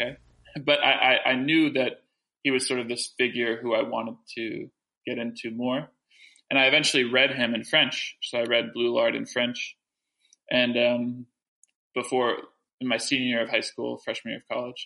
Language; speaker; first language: English; early bilingual, other home language; French